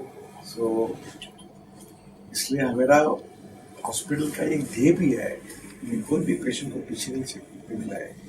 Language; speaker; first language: Hindi; non-native, local second language; Gujarati